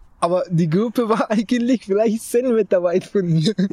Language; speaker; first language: German; non-native, fluent; Persian